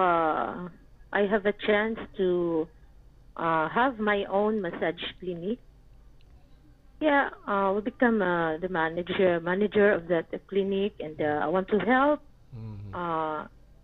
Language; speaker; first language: English; non-native, local second language; Hiligaynon